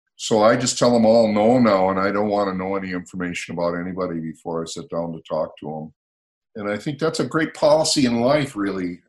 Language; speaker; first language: English; native; English